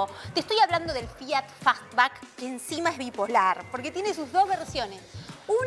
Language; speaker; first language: Spanish; native; Spanish